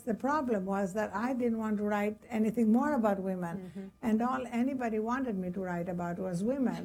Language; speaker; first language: English; non-native, fluent; Greek